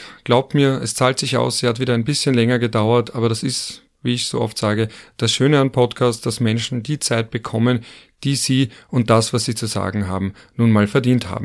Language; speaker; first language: German; native; German